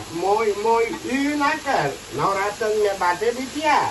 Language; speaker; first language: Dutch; non-native, local second language; Caribbean Hindustani